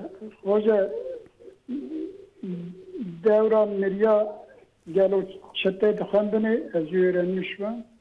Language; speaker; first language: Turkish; non-native, local second language; Kurdish